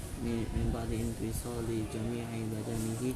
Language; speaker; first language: Arabic; non-native, learner; Indonesian